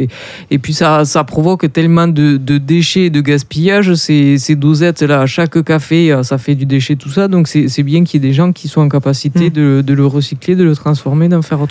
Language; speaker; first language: French; native; French